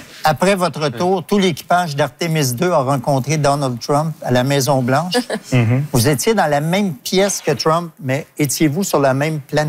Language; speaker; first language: French; native; French